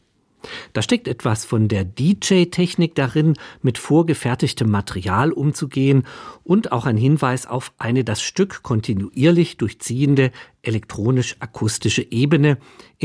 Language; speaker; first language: German; native; German